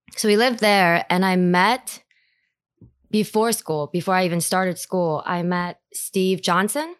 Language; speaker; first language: English; early bilingual, other home language; Korean